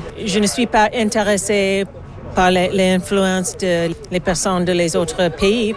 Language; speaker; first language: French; non-native, learner; English